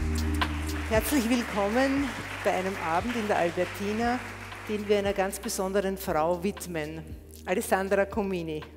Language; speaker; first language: German; native; German